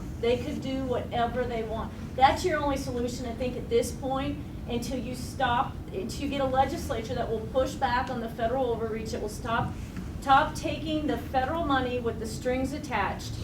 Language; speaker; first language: English; native; English